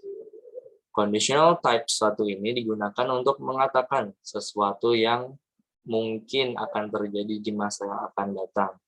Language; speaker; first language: Indonesian; native; Indonesian